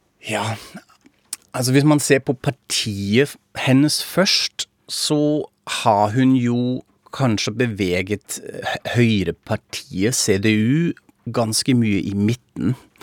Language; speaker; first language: Norwegian; non-native, fluent; German